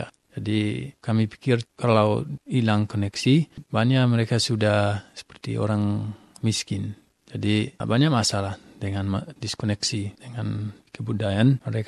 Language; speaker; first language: Indonesian; non-native, fluent; English